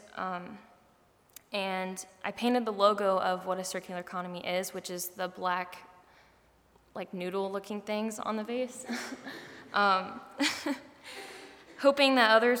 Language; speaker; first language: English; native; English